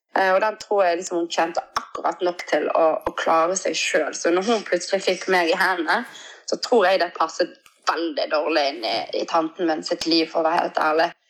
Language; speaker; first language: Norwegian; early bilingual, other home language; Portuguese